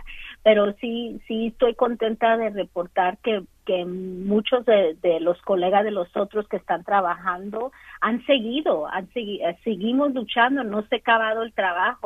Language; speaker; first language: Spanish; early bilingual, other home language; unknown